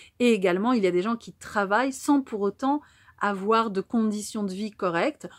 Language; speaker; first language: French; native; French